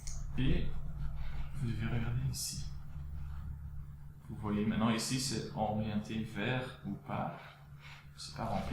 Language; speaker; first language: French; non-native, local second language; Dutch